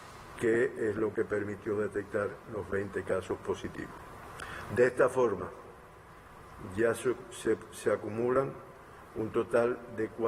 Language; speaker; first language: Spanish; native; Spanish